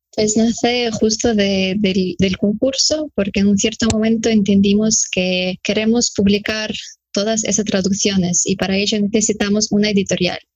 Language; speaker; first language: Spanish; non-native, fluent; Ukrainian